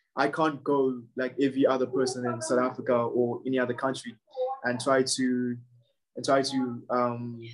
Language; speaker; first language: English; non-native, local second language; Shona